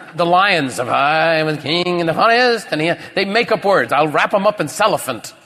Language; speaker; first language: English; native; English